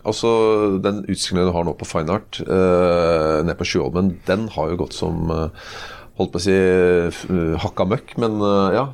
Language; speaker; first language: Norwegian; native; Norwegian